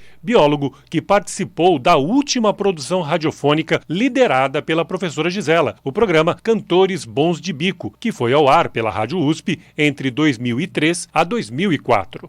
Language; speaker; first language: Portuguese; native; Portuguese